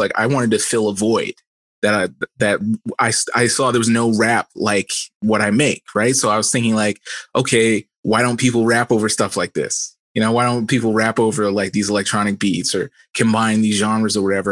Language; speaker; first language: English; native; English